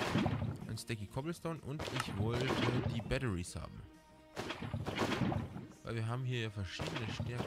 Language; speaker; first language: German; native; German